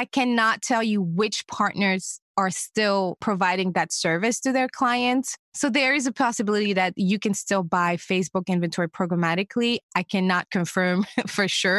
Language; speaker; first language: English; non-native, fluent; French